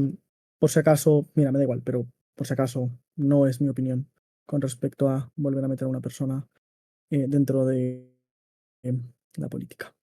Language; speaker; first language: Spanish; native; Spanish